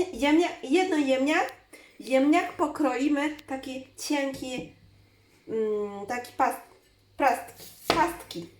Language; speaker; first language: Polish; non-native, learner; Chinese